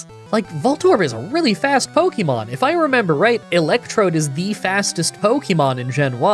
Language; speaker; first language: English; native; English